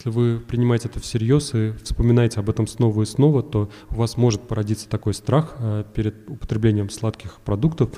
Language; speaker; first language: Russian; native; Russian